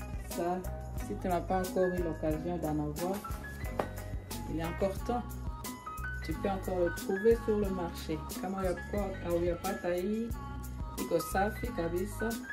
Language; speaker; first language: French; non-native, local second language; Swahili